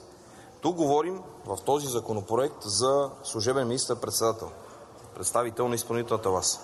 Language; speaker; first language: Bulgarian; native; Bulgarian